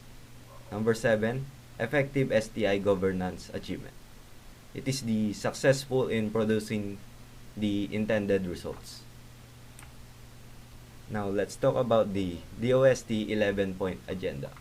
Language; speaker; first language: English; non-native, local second language; Filipino